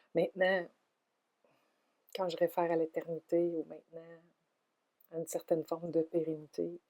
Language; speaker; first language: French; native; French